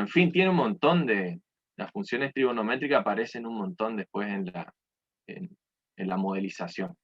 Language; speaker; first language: Spanish; native; Spanish